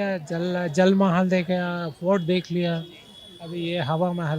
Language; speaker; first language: Hindi; non-native, local second language; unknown